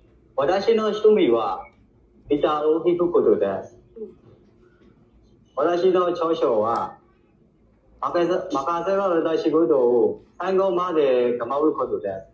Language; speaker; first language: Japanese; non-native, learner; Nepali